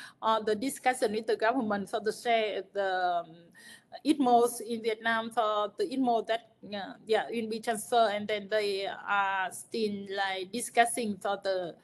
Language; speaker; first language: English; non-native, fluent; Vietnamese